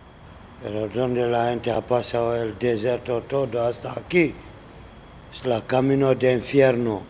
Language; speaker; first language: Spanish; non-native, learner; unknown